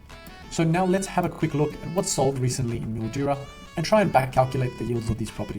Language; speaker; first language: English; native; English